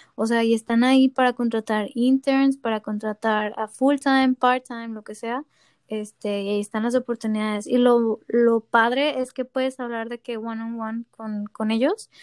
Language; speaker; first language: Spanish; native; Spanish